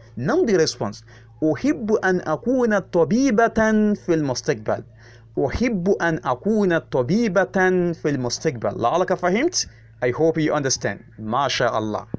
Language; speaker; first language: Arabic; non-native, fluent; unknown